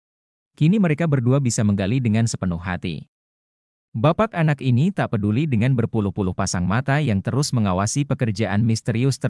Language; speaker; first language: Indonesian; native; Indonesian